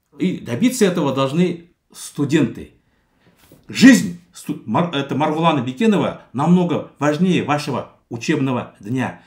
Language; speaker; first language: Russian; non-native, local second language; Kazakh